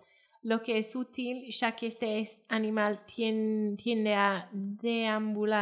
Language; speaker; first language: Spanish; non-native, fluent; Welsh